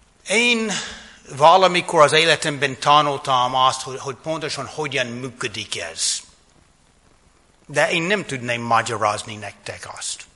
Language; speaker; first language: Hungarian; non-native, fluent; English